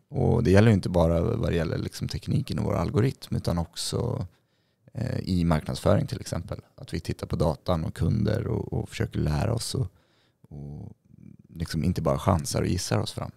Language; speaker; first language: Swedish; native; Swedish